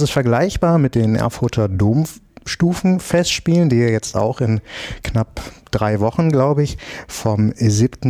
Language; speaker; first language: German; native; German